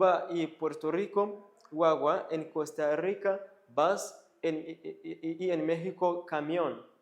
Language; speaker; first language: Spanish; non-native, fluent; Kinyarwanda